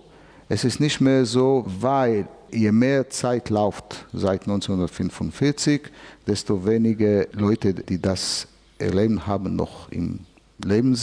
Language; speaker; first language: German; non-native, fluent; Hebrew